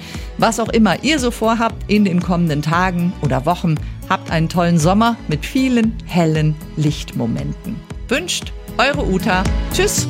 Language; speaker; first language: German; native; German